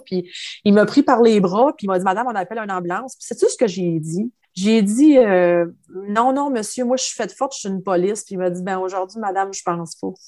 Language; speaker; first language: French; native; French